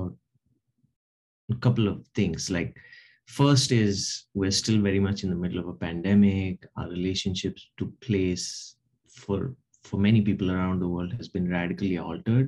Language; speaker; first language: English; non-native, local second language; Telugu